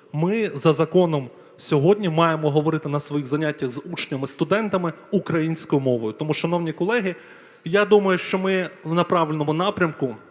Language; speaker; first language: Ukrainian; non-native, local second language; Russian